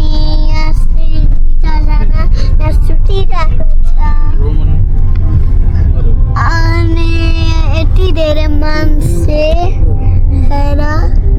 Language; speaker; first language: Nepali; early bilingual, heritage; Nepali